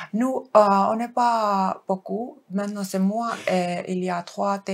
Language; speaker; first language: French; non-native, fluent; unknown